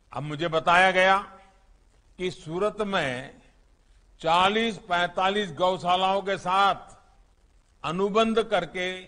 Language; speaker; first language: Hindi; non-native, local second language; Gujarati